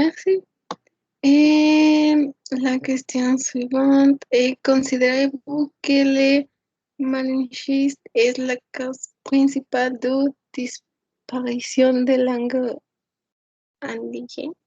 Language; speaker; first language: French; non-native, learner; Spanish